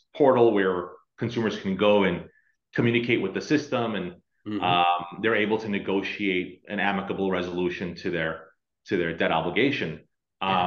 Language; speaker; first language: English; native; English